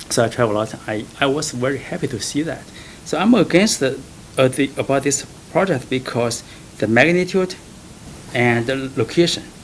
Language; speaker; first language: English; non-native, fluent; Chinese